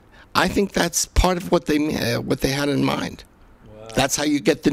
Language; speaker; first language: English; native; English